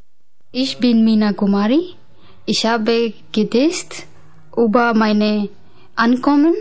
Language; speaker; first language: German; non-native, learner; Punjabi